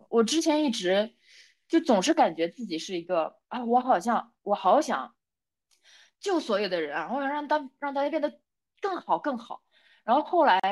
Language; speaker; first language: Chinese; non-native, local second language; Korean